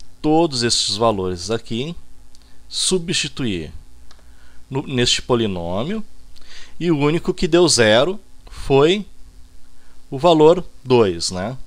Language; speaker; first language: Portuguese; native; Portuguese